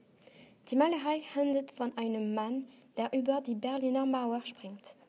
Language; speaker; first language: German; non-native, learner; French